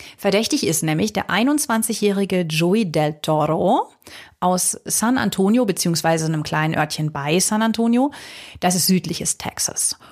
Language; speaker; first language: German; native; German